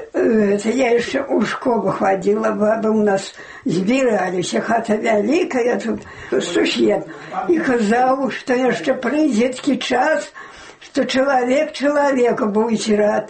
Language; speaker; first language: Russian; non-native, local second language; Belarusian